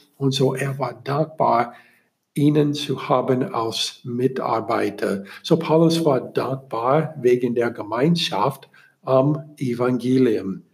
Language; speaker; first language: German; non-native, learner; English